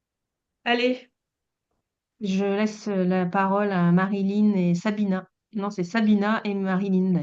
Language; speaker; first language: French; native; French